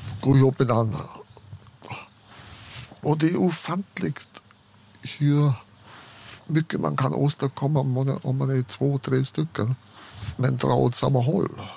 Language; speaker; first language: Swedish; non-native, fluent; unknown